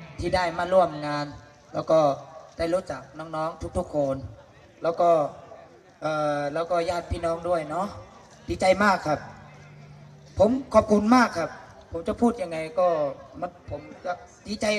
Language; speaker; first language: Thai; non-native, fluent; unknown